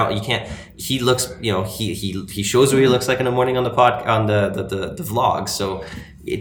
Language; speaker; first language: English; early bilingual, other home language; French